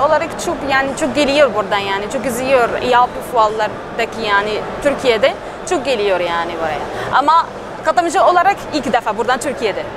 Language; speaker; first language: Turkish; non-native, learner; Arabic